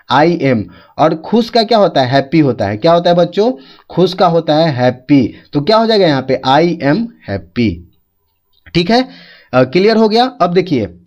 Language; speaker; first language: Hindi; native; Hindi